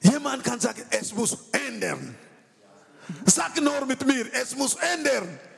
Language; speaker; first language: German; non-native, learner; French